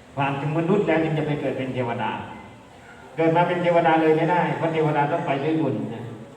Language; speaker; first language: Thai; native; Thai